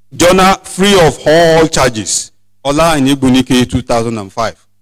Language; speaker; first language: English; non-native, local second language; Yoruba